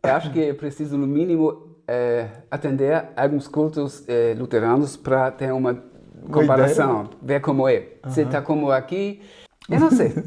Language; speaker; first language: Portuguese; non-native, fluent; German